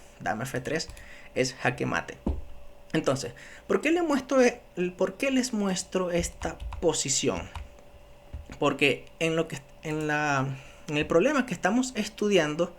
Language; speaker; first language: Spanish; native; Spanish